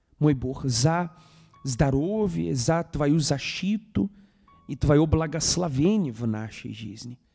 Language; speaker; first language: Russian; non-native, fluent; Portuguese